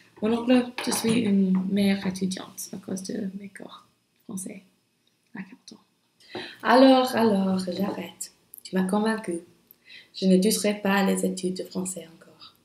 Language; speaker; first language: French; non-native, learner; English